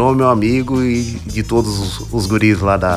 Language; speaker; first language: Portuguese; non-native, learner; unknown